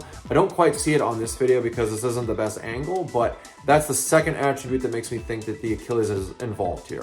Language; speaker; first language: English; native; English